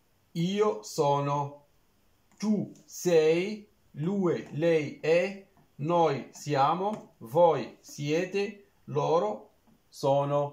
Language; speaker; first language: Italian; non-native, learner; Arabic